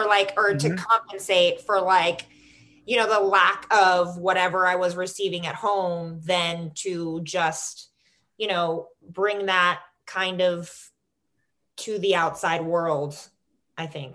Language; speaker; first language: English; native; English